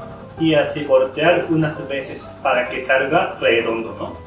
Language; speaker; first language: Spanish; non-native, learner; Japanese